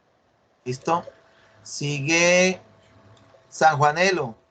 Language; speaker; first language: Spanish; native; Spanish